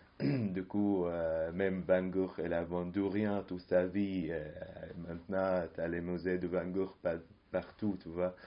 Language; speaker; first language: French; non-native, fluent; Arabic